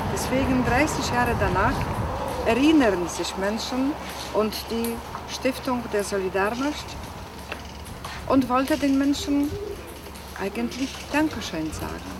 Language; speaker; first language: German; non-native, fluent; Polish